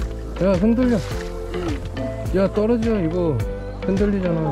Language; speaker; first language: Korean; native; Korean